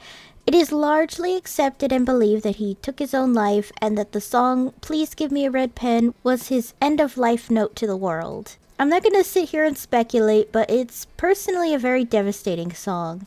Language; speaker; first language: English; native; English